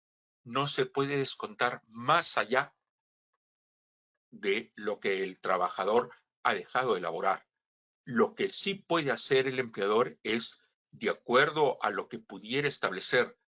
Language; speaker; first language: Spanish; native; Spanish